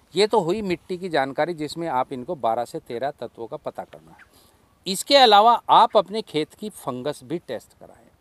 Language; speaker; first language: Hindi; native; Hindi